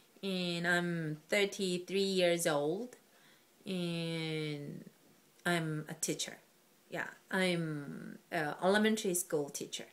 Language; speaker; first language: English; non-native, learner; Korean